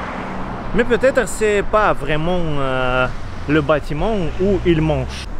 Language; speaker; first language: French; non-native, learner; Russian